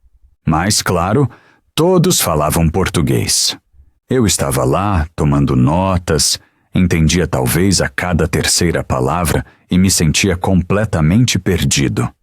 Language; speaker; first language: Portuguese; non-native, fluent; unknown